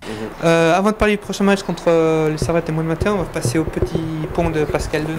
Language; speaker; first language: French; native; French